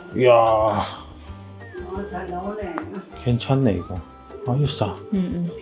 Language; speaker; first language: Korean; native; Korean